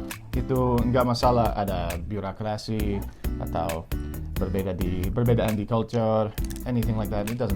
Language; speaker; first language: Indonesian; non-native, learner; English